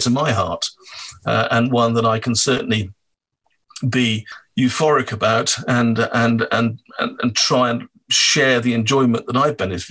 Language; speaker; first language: English; native; English